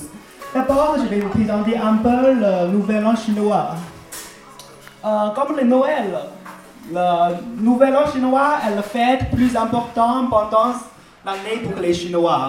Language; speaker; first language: French; non-native, learner; Chinese